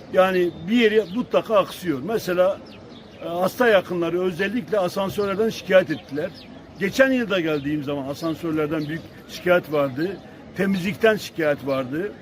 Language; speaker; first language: Turkish; native; Turkish